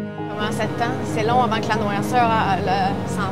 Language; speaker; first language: French; native; French